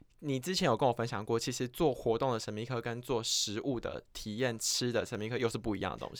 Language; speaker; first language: Chinese; native; Chinese